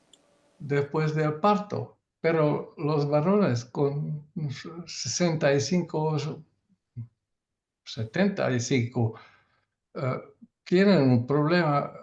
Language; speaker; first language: Spanish; non-native, learner; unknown